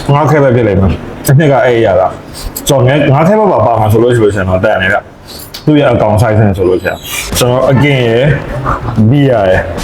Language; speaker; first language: Burmese; native; Burmese